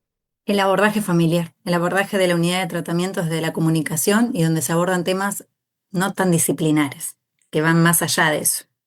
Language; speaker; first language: Spanish; native; Spanish